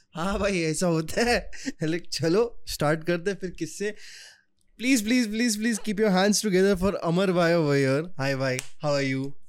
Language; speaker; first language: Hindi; non-native, local second language; Marathi